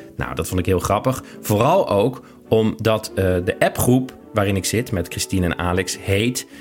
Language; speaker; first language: Dutch; native; Dutch